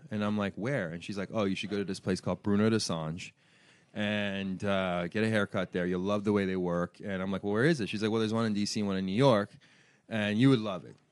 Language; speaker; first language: English; early bilingual, other home language; Persian